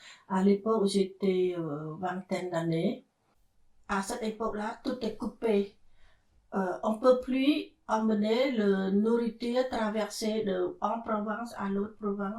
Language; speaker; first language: French; non-native, fluent; Khmer